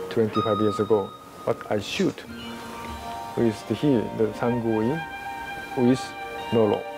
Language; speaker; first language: English; non-native, learner; Japanese